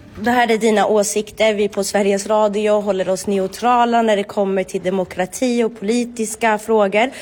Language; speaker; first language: Swedish; non-native, local second language; Romany